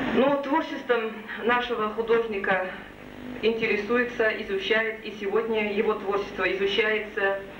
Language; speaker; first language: Russian; non-native, local second language; Tatar